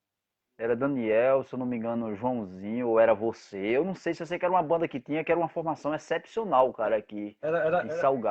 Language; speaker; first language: Portuguese; native; Portuguese